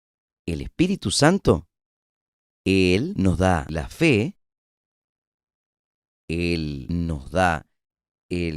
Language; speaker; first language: Spanish; non-native, fluent; Portuguese